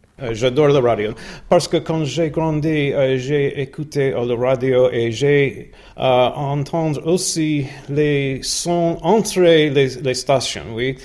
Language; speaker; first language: French; non-native, learner; English